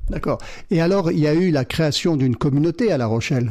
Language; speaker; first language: French; native; French